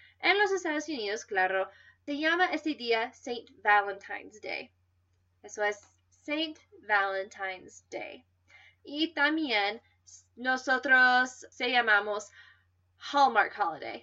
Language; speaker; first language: Spanish; non-native, fluent; English